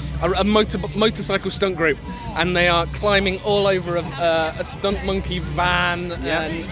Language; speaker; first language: English; native; English